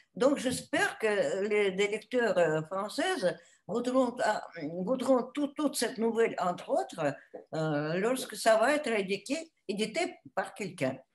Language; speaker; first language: French; non-native, fluent; Russian